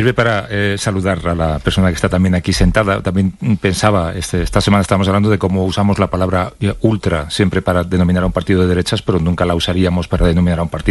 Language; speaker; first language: Spanish; native; Spanish